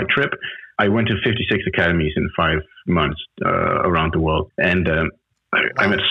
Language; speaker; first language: English; non-native, fluent; Danish